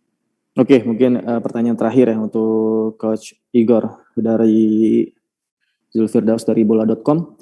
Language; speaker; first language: Indonesian; native; Indonesian